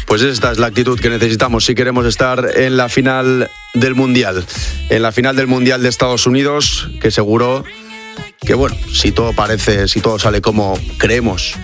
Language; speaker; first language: Spanish; native; Spanish